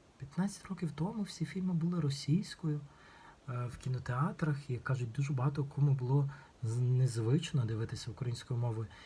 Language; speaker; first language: Ukrainian; non-native, local second language; Russian